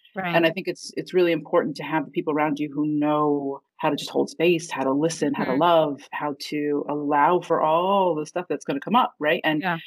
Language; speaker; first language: English; native; English